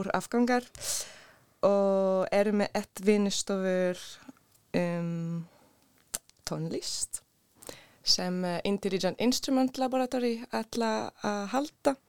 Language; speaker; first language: Icelandic; non-native, learner; Swedish